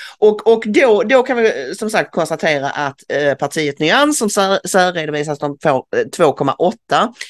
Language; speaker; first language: Swedish; native; Swedish